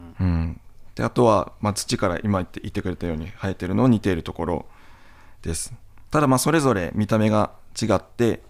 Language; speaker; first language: Japanese; native; Japanese